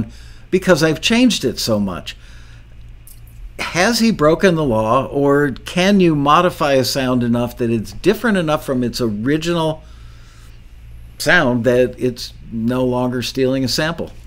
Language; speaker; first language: English; native; English